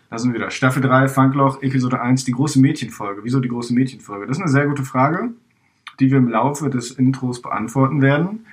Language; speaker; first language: German; native; German